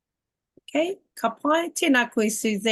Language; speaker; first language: Māori; non-native, local second language; English